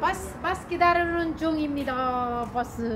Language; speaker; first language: Korean; non-native, learner; Filipino